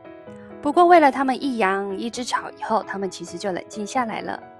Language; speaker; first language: Chinese; native; Chinese